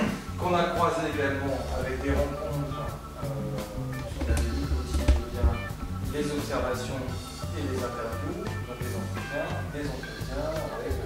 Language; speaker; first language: French; native; French